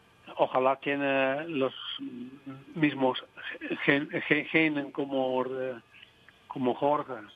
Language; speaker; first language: Spanish; non-native, fluent; Dutch